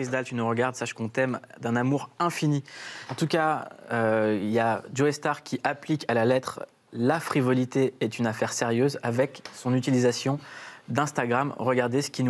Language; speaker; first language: French; native; French